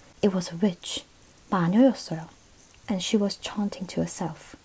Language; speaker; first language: English; non-native, fluent; Korean